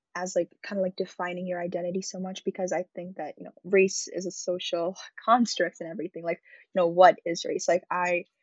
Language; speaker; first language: English; early bilingual, other home language; Arabic